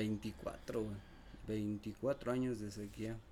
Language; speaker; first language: Spanish; native; Spanish